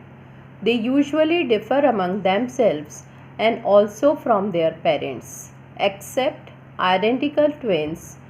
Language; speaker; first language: English; non-native, local second language; Gujarati